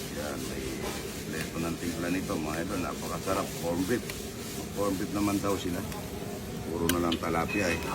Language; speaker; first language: Filipino; native; Filipino